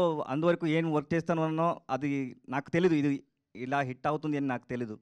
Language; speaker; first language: Telugu; non-native, learner; Kannada